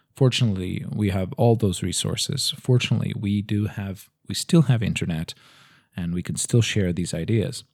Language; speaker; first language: English; non-native, fluent; Portuguese